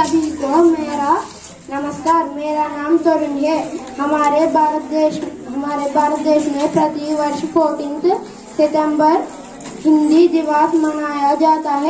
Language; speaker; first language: Hindi; non-native, local second language; Telugu